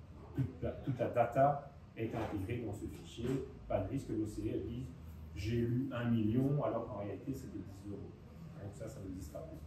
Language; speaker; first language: French; native; French